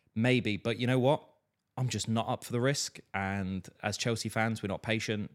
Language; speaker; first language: English; native; English